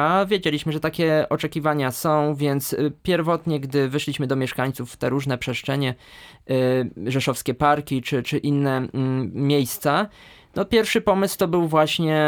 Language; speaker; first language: Polish; native; Polish